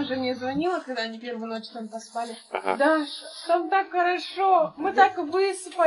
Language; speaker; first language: Russian; native; Russian